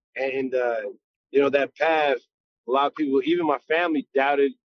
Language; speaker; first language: English; native; English